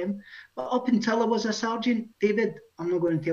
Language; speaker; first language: English; native; English